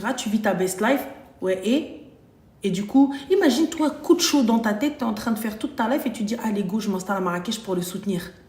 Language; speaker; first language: French; early bilingual, other home language; Arabic